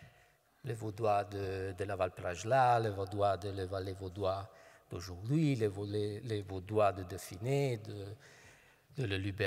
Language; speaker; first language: French; non-native, fluent; Italian